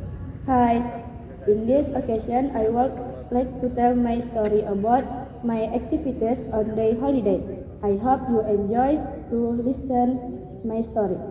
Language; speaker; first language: English; non-native, learner; Indonesian